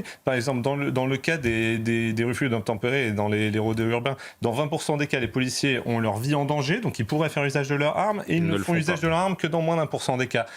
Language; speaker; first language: French; native; French